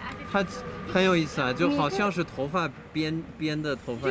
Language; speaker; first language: Chinese; non-native, fluent; English